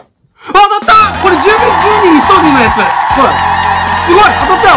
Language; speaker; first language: Japanese; native; Japanese